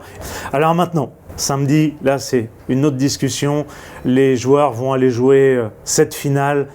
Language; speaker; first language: French; native; French